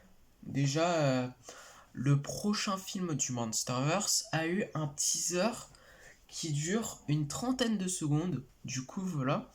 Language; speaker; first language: French; native; French